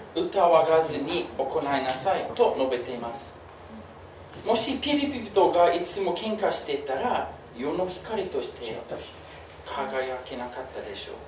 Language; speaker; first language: Japanese; non-native, fluent; English